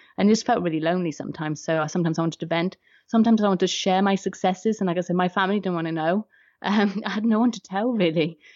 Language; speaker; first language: English; non-native, fluent; Polish